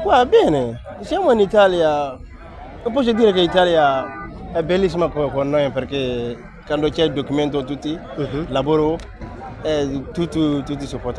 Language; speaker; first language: Italian; non-native, learner; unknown